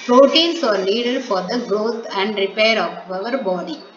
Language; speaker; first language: English; non-native, local second language; Tamil